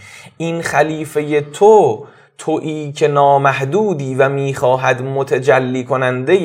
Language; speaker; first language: Persian; native; Persian